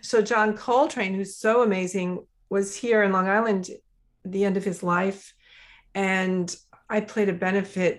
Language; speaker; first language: English; native; English